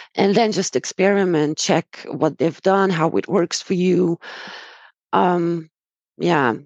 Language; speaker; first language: English; non-native, fluent; Romanian